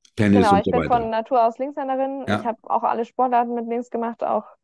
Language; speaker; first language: German; native; German